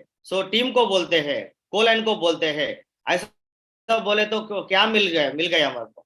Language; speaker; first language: Hindi; non-native, local second language; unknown